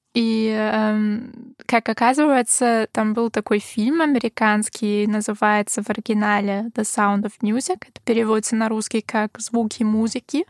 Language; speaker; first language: Russian; non-native, fluent; German